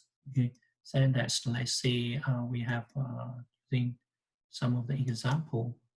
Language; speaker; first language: English; non-native, fluent; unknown